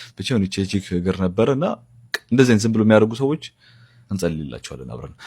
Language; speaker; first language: Amharic; native; Amharic